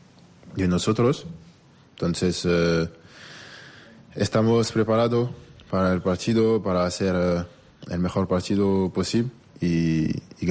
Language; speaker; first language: Spanish; non-native, learner; French